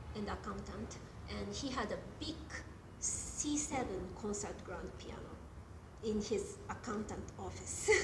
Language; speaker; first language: English; non-native, fluent; Japanese